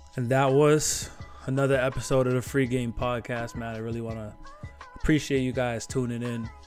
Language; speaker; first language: English; native; English